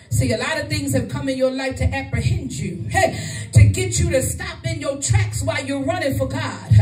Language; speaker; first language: English; native; English